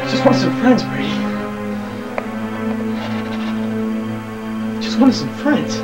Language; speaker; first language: English; native; English